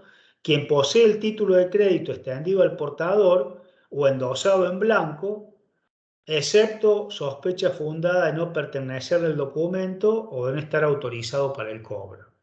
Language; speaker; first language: Spanish; native; Spanish